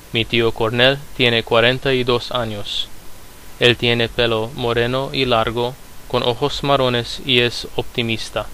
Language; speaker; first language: Spanish; non-native, fluent; Romanian